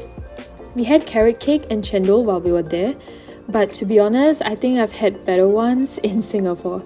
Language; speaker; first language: English; native; English